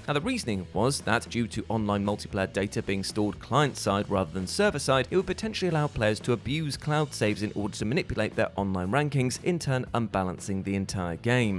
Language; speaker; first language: English; native; English